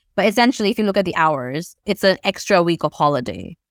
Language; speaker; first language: English; non-native, local second language; Urdu